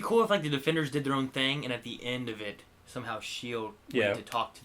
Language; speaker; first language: English; native; English